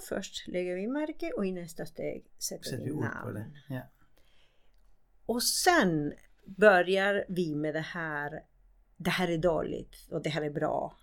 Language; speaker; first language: Swedish; non-native, fluent; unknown